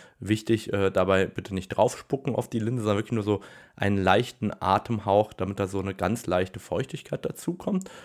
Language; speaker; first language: German; native; German